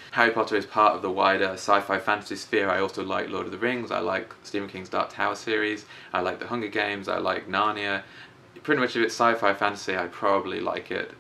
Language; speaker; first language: English; native; English